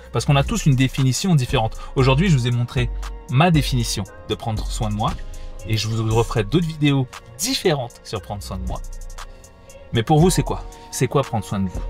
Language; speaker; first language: French; native; French